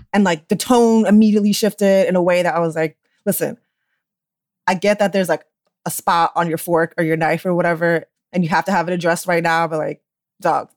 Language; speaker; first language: English; early bilingual, other home language; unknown